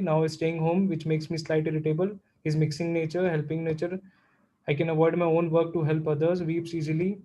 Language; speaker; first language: English; non-native, local second language; Hindi